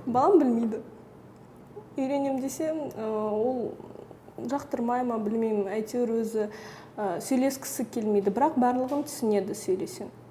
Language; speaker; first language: Kazakh; non-native, local second language; Russian